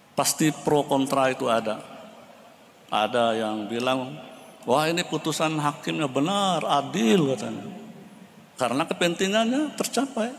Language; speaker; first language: Indonesian; non-native, local second language; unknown